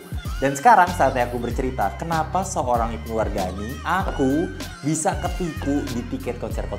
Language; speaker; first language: Indonesian; native; Indonesian